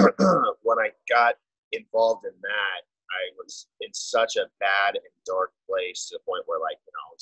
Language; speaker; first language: English; native; English